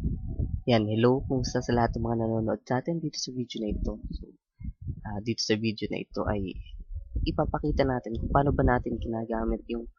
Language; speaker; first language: Filipino; native; Filipino